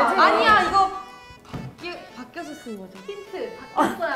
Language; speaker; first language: Korean; native; Korean